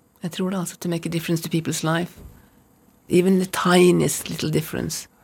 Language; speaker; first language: English; non-native, fluent; Norwegian